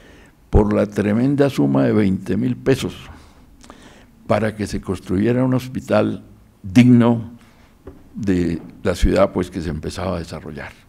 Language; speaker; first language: Spanish; native; Spanish